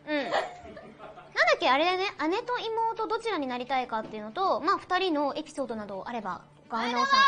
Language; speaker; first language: Japanese; native; Japanese